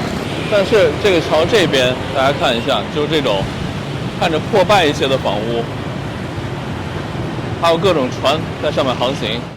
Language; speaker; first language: Chinese; native; Chinese